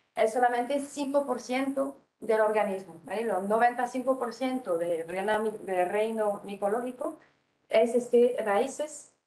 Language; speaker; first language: Spanish; non-native, fluent; French